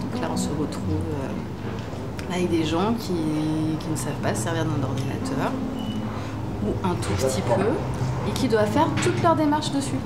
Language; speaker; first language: French; native; French